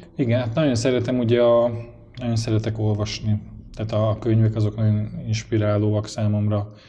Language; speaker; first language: Hungarian; native; Hungarian